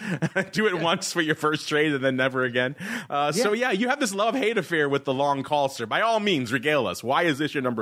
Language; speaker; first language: English; native; English